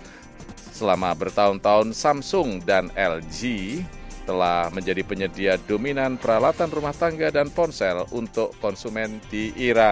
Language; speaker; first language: Indonesian; native; Indonesian